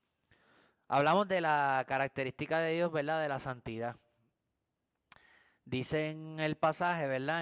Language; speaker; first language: Spanish; native; Spanish